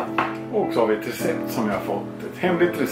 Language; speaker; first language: Swedish; native; Swedish